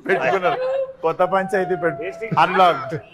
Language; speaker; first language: Telugu; native; Telugu